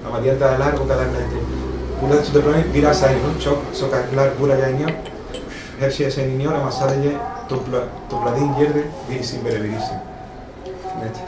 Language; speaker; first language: Turkish; non-native, learner; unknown